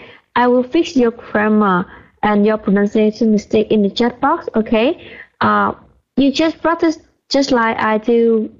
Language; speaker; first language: English; non-native, fluent; Vietnamese